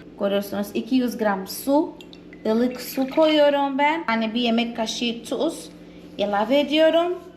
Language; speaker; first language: Turkish; non-native, fluent; Portuguese